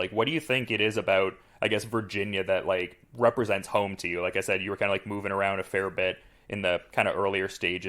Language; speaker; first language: English; native; English